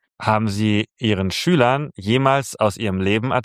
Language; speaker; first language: German; native; German